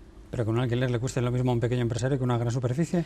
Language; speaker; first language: Spanish; native; Spanish